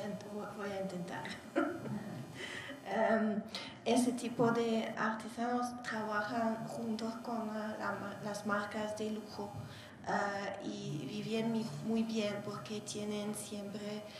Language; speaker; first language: Spanish; non-native, learner; Hungarian